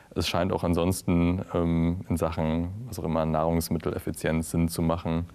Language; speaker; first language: German; native; German